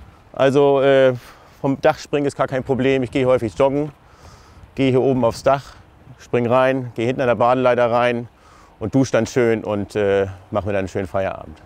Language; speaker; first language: German; native; German